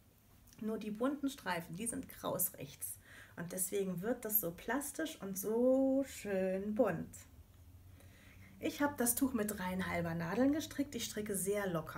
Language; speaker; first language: German; native; German